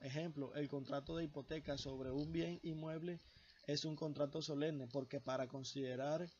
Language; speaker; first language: Spanish; native; Spanish